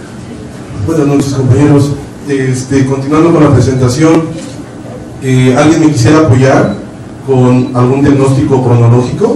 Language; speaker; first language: Spanish; native; Spanish